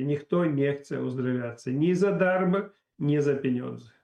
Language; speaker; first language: Polish; non-native, learner; Belarusian